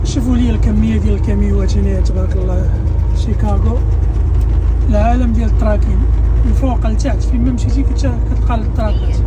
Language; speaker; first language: Arabic; native; Arabic